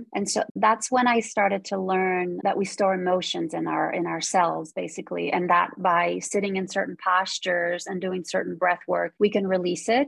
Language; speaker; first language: English; early bilingual, other home language; Polish